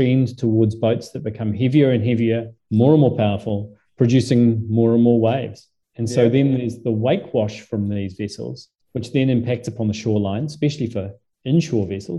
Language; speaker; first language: English; native; English